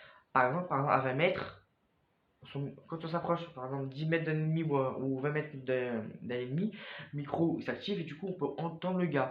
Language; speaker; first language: French; native; French